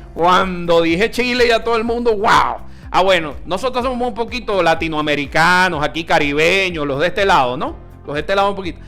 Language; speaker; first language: Spanish; early bilingual, other home language; Italian